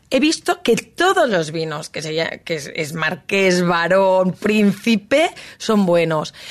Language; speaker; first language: Spanish; non-native, local second language; Catalan